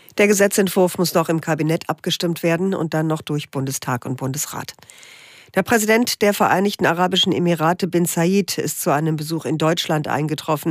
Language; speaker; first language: German; native; German